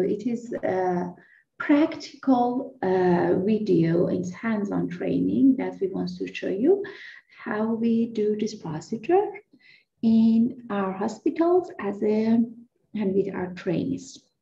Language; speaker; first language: English; non-native, fluent; Persian